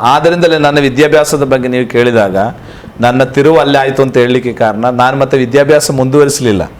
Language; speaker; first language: Kannada; non-native, local second language; Malayalam